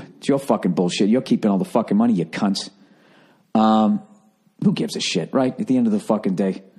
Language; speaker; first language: English; native; English